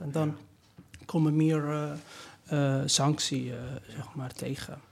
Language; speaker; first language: Dutch; non-native, learner; Persian